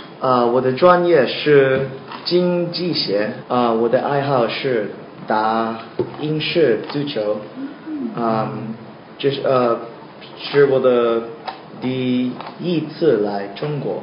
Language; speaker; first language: Chinese; non-native, learner; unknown